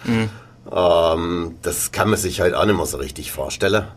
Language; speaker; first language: German; native; German